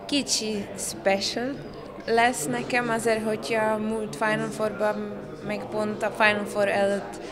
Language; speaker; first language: Hungarian; non-native, fluent; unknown